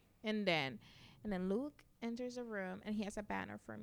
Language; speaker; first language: English; non-native, fluent; Spanish